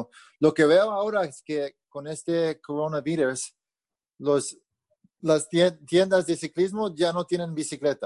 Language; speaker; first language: Spanish; early bilingual, heritage; Spanish